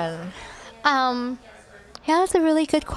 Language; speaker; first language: English; early bilingual, other home language; Cantonese